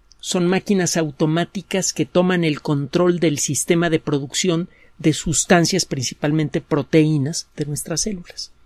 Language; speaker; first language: Spanish; native; Spanish